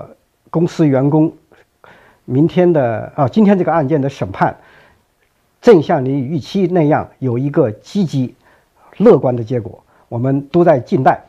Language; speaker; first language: Chinese; native; Chinese